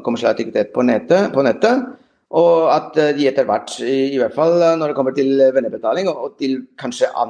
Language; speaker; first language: Norwegian; non-native, fluent; Spanish